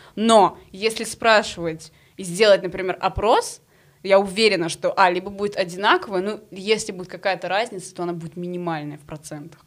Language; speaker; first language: Russian; non-native, fluent; Arabic